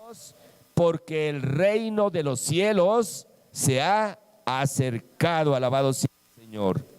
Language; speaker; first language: Spanish; native; Spanish